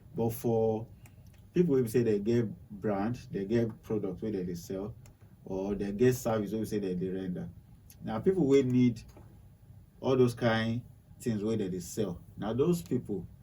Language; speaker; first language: Nigerian Pidgin; non-native, local second language; Yoruba